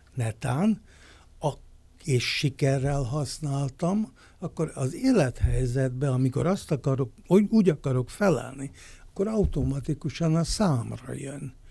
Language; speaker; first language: Hungarian; native; Hungarian